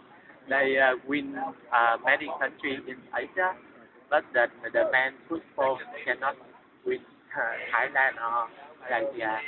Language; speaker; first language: English; non-native, learner; Vietnamese